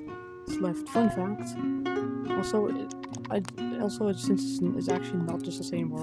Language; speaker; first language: English; non-native, fluent; Dutch